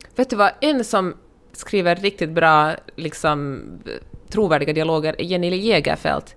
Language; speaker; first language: Swedish; native; Swedish